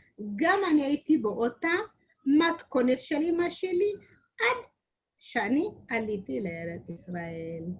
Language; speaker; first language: Hebrew; non-native, learner; Amharic